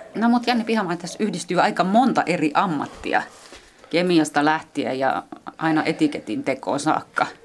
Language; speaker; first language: Finnish; native; Finnish